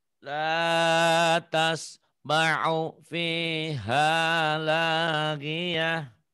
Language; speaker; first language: Indonesian; non-native, local second language; Sundanese